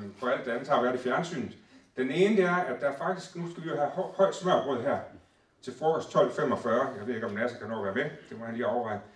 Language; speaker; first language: Danish; native; Danish